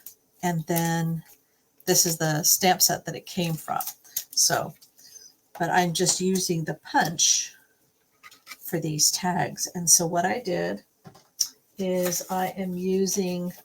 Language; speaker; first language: English; native; English